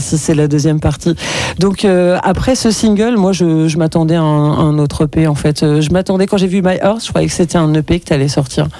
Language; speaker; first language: French; native; French